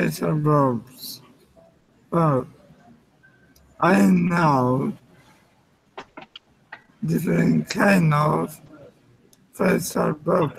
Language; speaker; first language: English; non-native, learner; Spanish